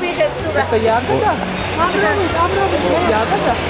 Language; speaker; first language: Russian; non-native, learner; Latvian